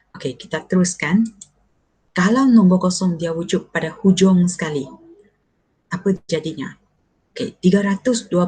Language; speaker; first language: Malay; non-native, local second language; Chinese